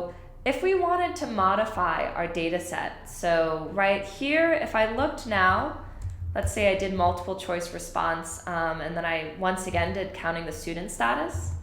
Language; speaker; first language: English; native; English